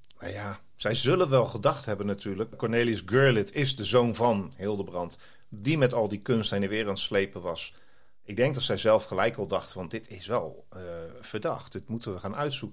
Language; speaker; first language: Dutch; native; Dutch